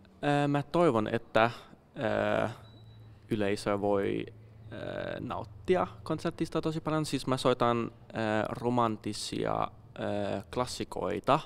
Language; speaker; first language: Finnish; non-native, fluent; Danish